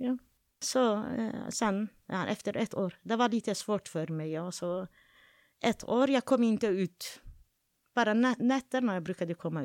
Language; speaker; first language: Swedish; non-native, fluent; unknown